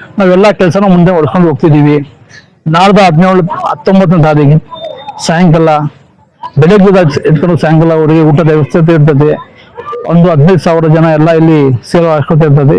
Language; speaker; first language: Kannada; non-native, local second language; Urdu